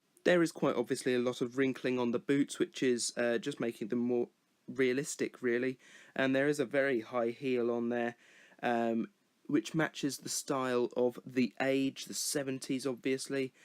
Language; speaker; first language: English; native; English